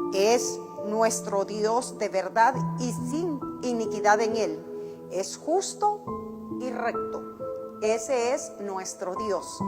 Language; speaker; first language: Spanish; native; Spanish